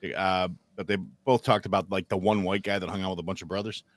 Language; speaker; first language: English; native; English